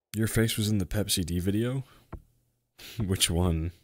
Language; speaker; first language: English; native; English